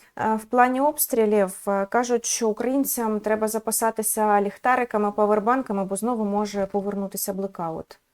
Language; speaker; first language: Ukrainian; native; Ukrainian